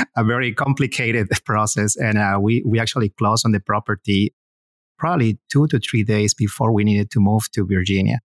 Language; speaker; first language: English; non-native, fluent; Spanish